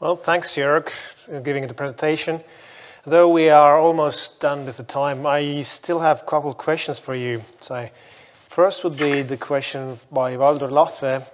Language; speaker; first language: English; non-native, fluent; Estonian